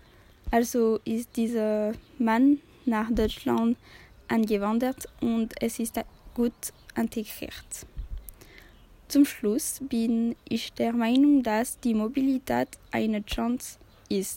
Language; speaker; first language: German; non-native, learner; French